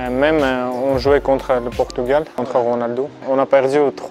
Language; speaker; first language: French; non-native, fluent; Armenian